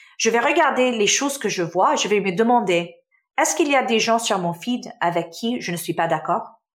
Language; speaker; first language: French; early bilingual, other home language; Arabic